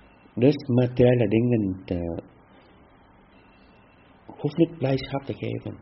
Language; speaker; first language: Dutch; non-native, fluent; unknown